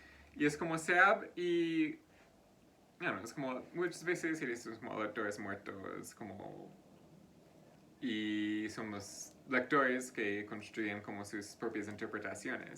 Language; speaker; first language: Spanish; non-native, fluent; English